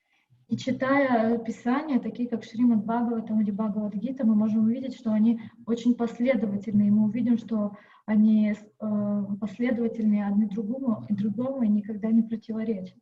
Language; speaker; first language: Russian; native; Russian